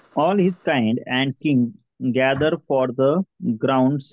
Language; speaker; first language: English; non-native, local second language; Marathi